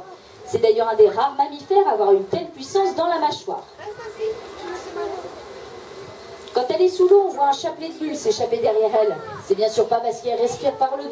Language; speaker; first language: French; native; French